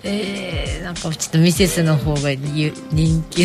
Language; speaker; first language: Japanese; native; Japanese